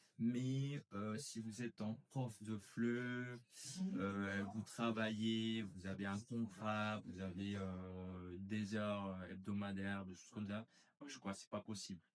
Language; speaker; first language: French; non-native, fluent; Spanish